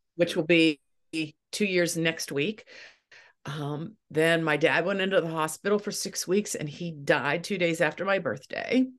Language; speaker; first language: English; native; English